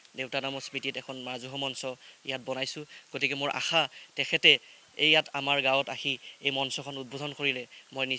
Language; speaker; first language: Assamese; native; Assamese